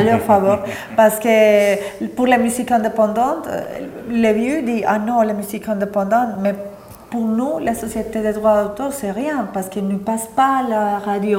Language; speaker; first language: French; non-native, fluent; Spanish